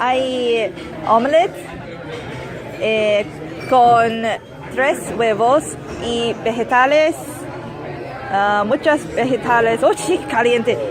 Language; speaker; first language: Spanish; non-native, learner; English